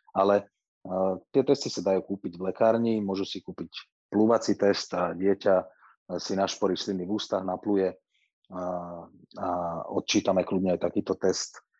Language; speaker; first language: Slovak; native; Slovak